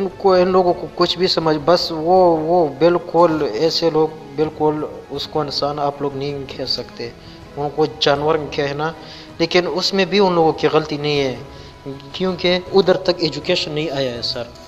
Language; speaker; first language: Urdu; non-native, local second language; Pashto